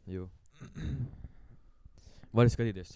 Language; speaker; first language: Latvian; native; Latvian